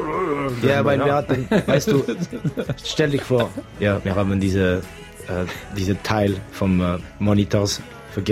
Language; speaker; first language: German; non-native, local second language; French